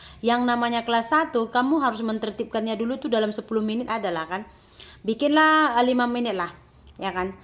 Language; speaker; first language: Indonesian; native; Indonesian